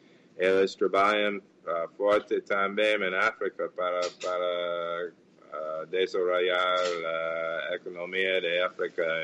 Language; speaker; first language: Portuguese; non-native, fluent; English